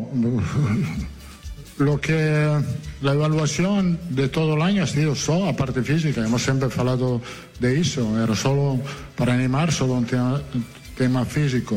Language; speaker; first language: Spanish; non-native, fluent; Italian